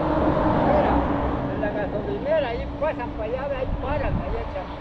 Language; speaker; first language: Spanish; native; Spanish